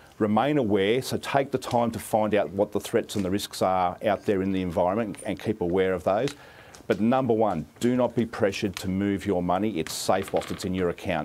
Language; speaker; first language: English; native; English